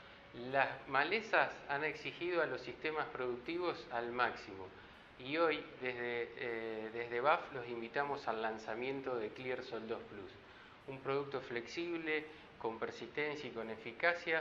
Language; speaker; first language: Spanish; native; Spanish